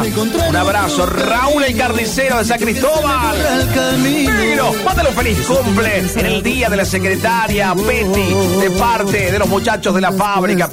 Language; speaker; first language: Spanish; native; Spanish